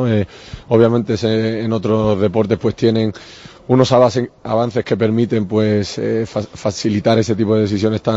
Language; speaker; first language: Spanish; native; Spanish